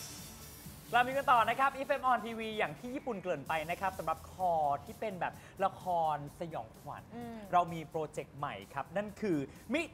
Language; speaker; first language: Thai; native; Thai